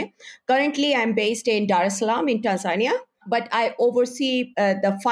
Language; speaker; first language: English; non-native, local second language; Hindi